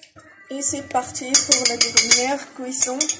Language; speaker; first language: French; non-native, local second language; Arabic